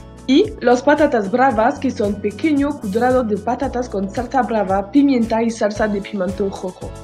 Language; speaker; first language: Spanish; non-native, learner; French